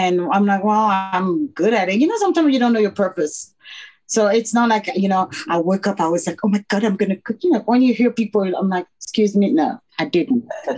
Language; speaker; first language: English; non-native, fluent; French